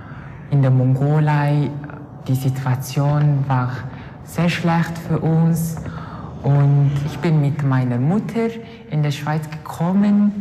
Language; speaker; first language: German; non-native, learner; Mongolian